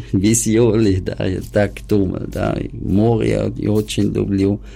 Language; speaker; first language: Russian; non-native, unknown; German